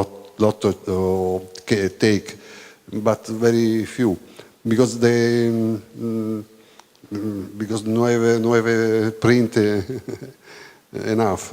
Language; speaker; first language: English; non-native, learner; Italian